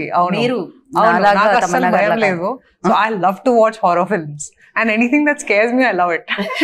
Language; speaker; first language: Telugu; non-native, local second language; Hindi